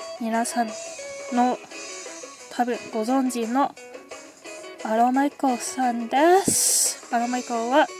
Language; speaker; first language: Japanese; non-native, learner; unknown